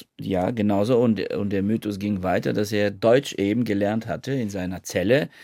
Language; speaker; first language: German; non-native, fluent; Bulgarian